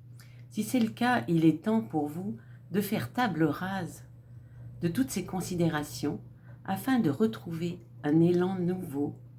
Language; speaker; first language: French; native; French